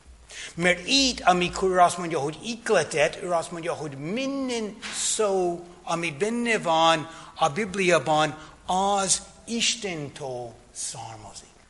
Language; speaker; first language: Hungarian; non-native, fluent; English